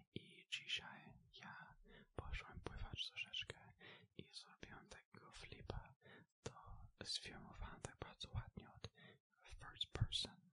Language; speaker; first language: Polish; early bilingual, heritage; Polish